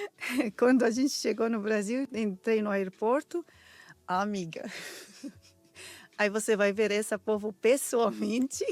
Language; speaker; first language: Portuguese; non-native, learner; Arabic